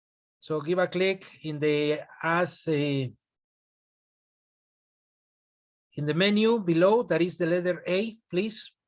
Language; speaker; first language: English; non-native, fluent; Spanish